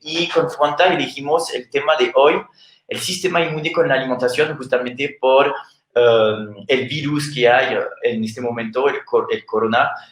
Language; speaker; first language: Spanish; non-native, fluent; French